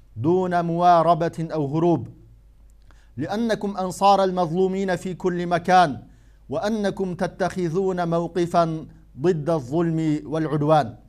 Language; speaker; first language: Arabic; non-native, fluent; Uyghur